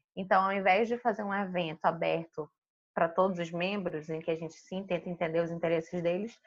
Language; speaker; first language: Portuguese; native; Portuguese